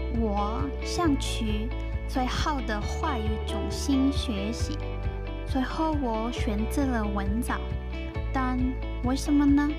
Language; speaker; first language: Chinese; non-native, learner; Spanish